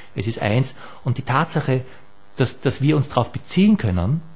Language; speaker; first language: German; native; German